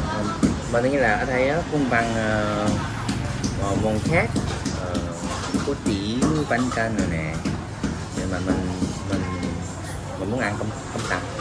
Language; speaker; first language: Vietnamese; non-native, learner; Korean